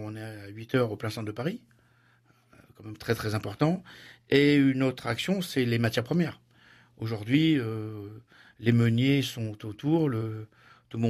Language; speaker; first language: French; native; French